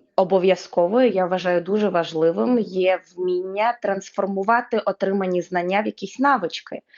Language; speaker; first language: Ukrainian; native; Ukrainian